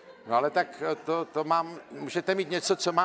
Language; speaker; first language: Czech; native; Czech